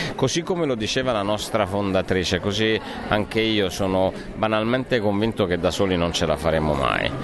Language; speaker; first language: Italian; native; Italian